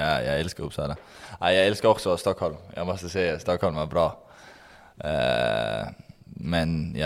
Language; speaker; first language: Swedish; non-native, learner; Danish